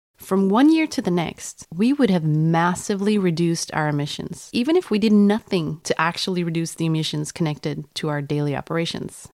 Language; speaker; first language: English; non-native, fluent; Swedish